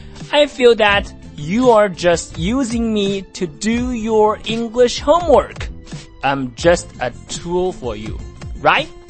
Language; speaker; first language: English; non-native, fluent; Chinese